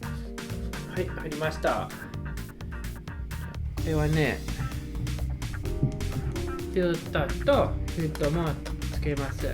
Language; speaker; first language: Japanese; non-native, learner; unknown